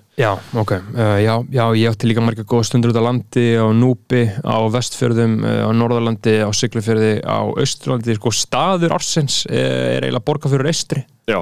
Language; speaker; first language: Icelandic; non-native, fluent; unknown